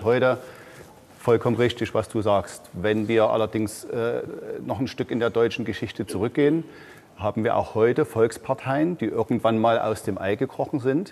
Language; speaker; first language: German; native; German